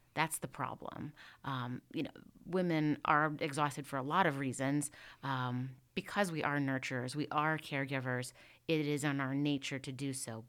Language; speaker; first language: English; native; English